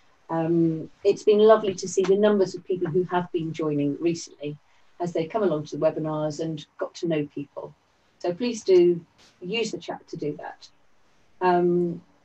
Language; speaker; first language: English; native; English